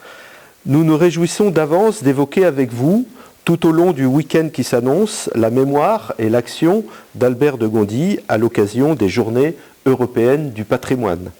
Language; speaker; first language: French; native; French